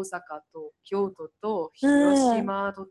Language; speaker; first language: Japanese; non-native, learner; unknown